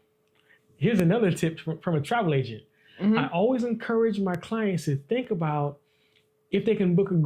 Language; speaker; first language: English; native; English